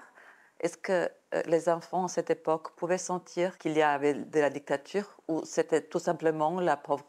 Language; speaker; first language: French; non-native, fluent; Serbian